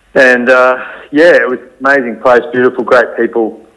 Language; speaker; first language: English; native; English